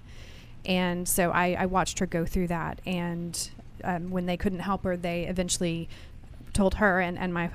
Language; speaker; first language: English; native; English